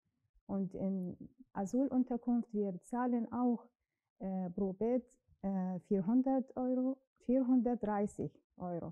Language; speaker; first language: German; non-native, learner; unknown